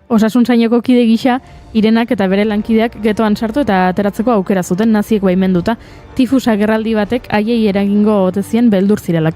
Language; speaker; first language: Basque; native; Basque